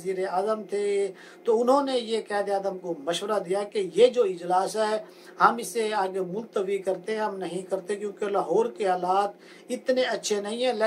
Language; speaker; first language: Urdu; native; Urdu